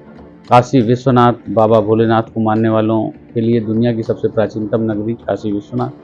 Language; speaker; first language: Hindi; native; Hindi